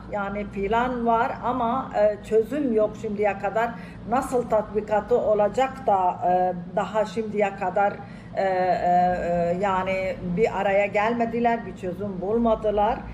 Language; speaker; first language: Turkish; non-native, fluent; Arabic